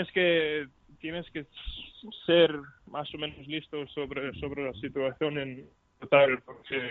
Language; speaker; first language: Spanish; non-native, learner; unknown